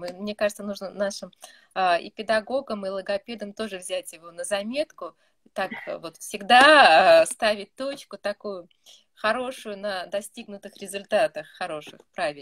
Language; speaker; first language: Russian; native; Russian